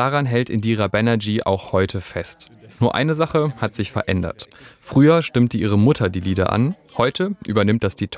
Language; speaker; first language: German; native; German